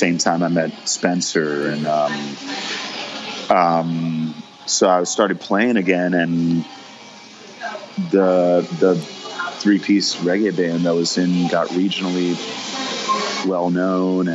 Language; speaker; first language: English; native; English